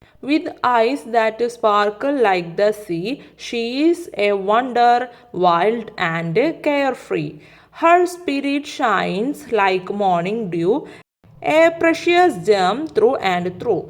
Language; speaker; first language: English; non-native, local second language; Malayalam